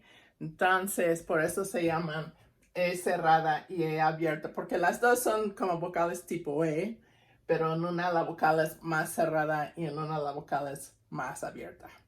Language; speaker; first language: Spanish; non-native, fluent; English